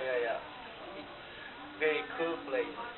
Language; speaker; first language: English; non-native, learner; Japanese